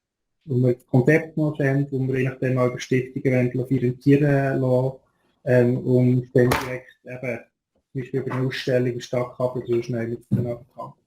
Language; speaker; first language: German; native; German